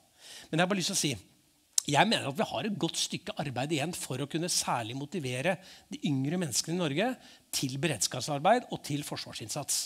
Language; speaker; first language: Norwegian; native; Norwegian